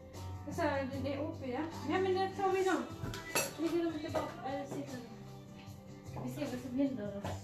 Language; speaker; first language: Swedish; non-native, learner; Cebuano